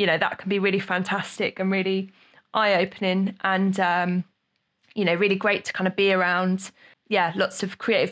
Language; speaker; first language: English; native; English